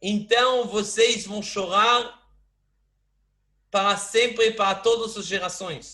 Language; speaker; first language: Portuguese; non-native, fluent; Hebrew